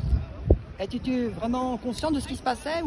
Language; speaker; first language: French; native; French